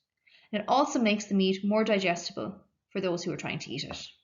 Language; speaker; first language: English; native; English